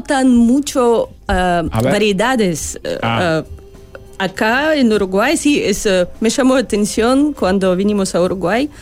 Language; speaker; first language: Spanish; early bilingual, other home language; Russian